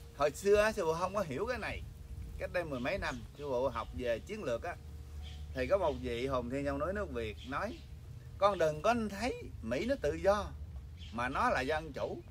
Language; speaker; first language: Vietnamese; early bilingual, heritage; Vietnamese